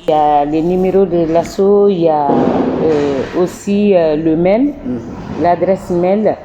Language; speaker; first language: French; non-native, local second language; Bambara